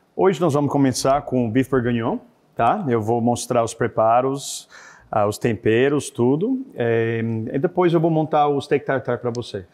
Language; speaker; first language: Portuguese; non-native, fluent; French